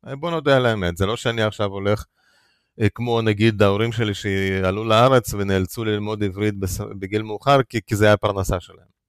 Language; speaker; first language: Hebrew; non-native, fluent; Russian